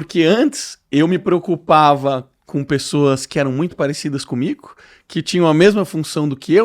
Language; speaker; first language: Portuguese; native; Portuguese